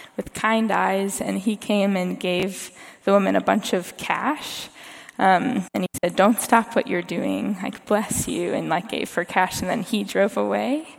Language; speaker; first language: English; native; English